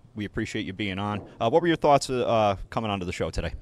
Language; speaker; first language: English; native; English